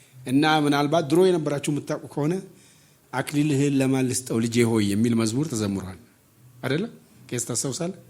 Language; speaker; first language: Amharic; non-native, local second language; Oromo